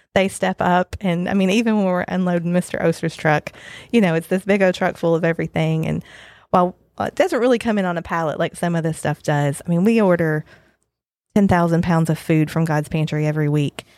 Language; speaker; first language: English; native; English